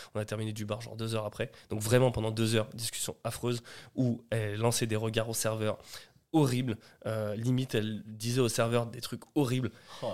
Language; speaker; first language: French; early bilingual, other home language; Portuguese